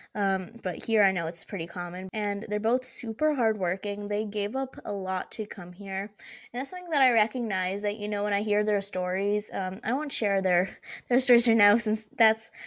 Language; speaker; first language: English; early bilingual, other home language; Hindi